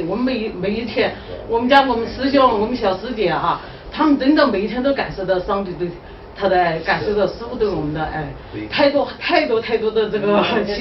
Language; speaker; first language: Chinese; native; Chinese